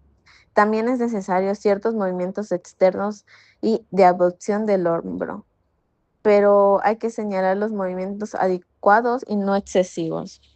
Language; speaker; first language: Spanish; native; Spanish